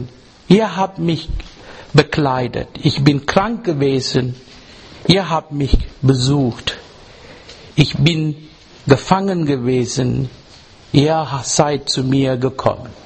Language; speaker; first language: German; non-native, learner; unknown